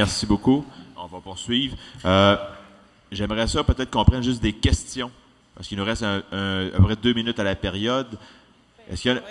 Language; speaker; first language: French; native; French